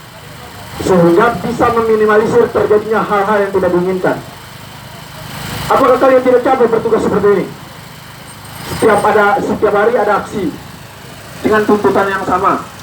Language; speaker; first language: Indonesian; native; Indonesian